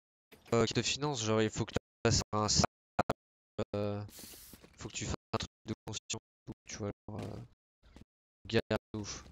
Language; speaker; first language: French; native; French